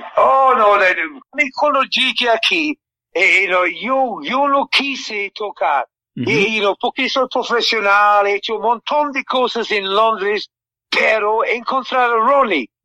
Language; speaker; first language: Spanish; non-native, learner; English